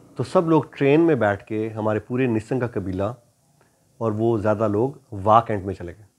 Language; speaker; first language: Urdu; non-native, local second language; Punjabi